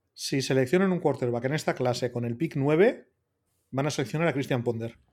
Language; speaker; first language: Spanish; native; Spanish